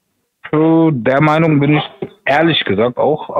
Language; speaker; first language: German; native; German